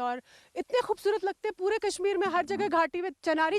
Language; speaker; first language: Hindi; native; Hindi